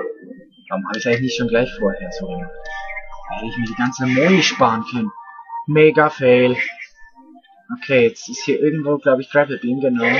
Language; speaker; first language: German; native; German